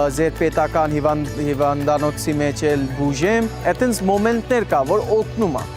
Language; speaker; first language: Armenian; non-native, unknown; Bangla